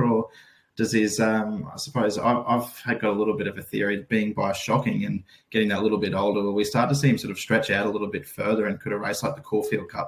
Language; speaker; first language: English; native; English